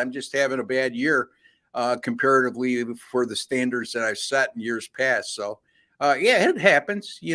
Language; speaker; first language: English; native; English